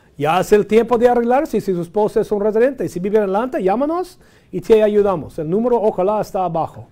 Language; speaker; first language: Spanish; non-native, fluent; English